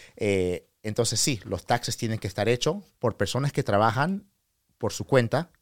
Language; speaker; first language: Spanish; early bilingual, heritage; Spanish